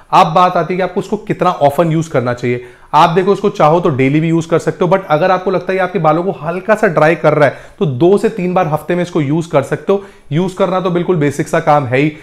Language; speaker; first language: Hindi; native; Hindi